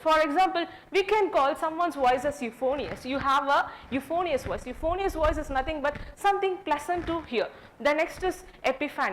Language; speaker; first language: English; non-native, local second language; Tamil